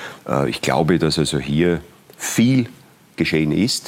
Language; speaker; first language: German; native; German